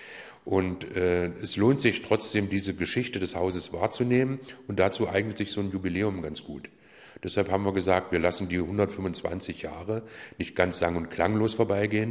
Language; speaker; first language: German; native; German